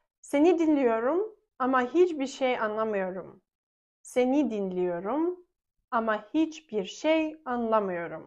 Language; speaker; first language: Turkish; non-native, fluent; Russian